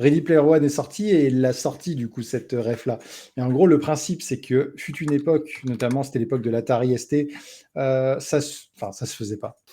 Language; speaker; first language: French; native; French